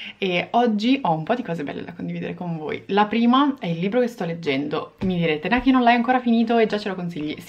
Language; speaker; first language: Italian; native; Italian